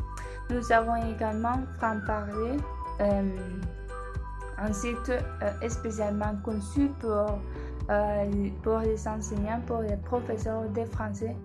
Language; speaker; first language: French; non-native, learner; Spanish